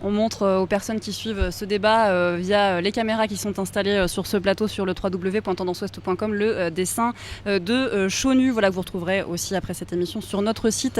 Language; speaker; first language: French; native; French